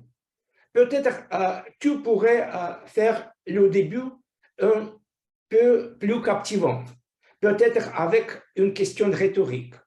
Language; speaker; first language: French; non-native, fluent; Russian